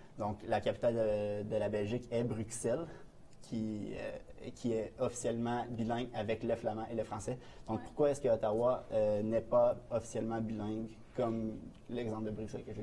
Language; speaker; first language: French; native; French